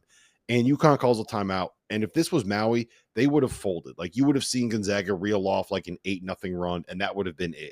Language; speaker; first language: English; native; English